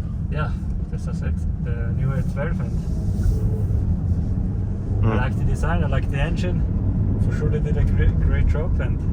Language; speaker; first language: English; non-native, fluent; German